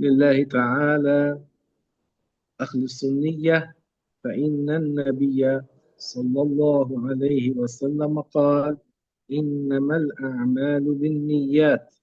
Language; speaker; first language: Arabic; native; Arabic